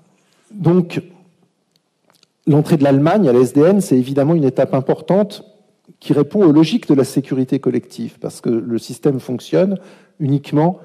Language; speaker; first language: French; native; French